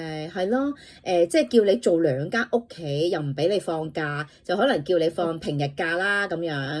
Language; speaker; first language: Cantonese; native; Cantonese